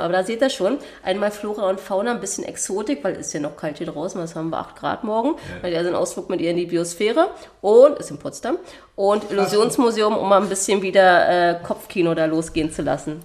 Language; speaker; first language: German; native; German